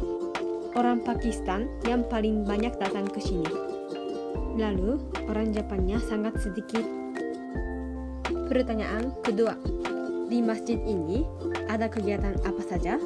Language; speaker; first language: Indonesian; non-native, fluent; Japanese